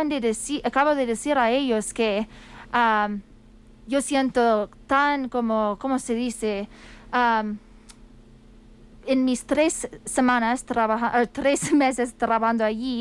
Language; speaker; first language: Spanish; non-native, fluent; English